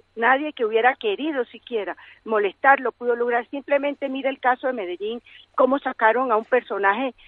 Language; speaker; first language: Spanish; native; Spanish